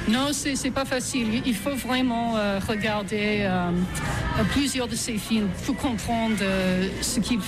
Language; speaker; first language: French; non-native, fluent; English